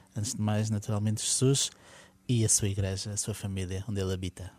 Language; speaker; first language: Portuguese; native; Portuguese